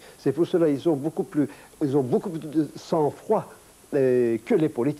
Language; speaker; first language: French; non-native, fluent; Turkish